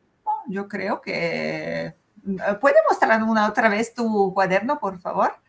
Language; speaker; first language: Spanish; non-native, fluent; Italian